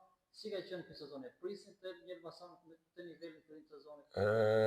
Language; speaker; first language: Albanian; native; Albanian